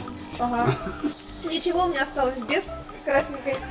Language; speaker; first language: Russian; native; Russian